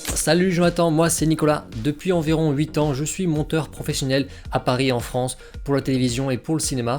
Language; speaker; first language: French; native; French